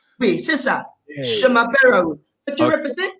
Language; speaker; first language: French; non-native, fluent; English